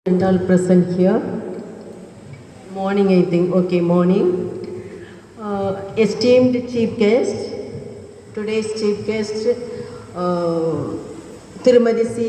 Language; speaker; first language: English; non-native, local second language; Tamil